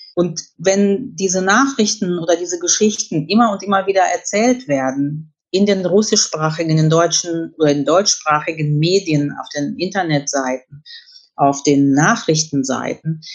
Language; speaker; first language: German; early bilingual, other home language; Russian